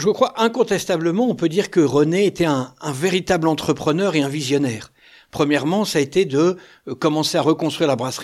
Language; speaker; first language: French; native; French